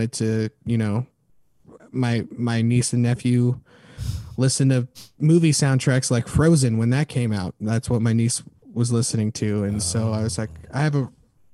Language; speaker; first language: English; native; English